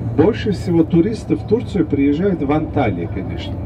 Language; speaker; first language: Russian; non-native, fluent; Turkish